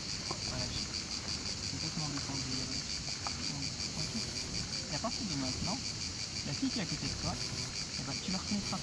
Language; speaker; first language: French; native; French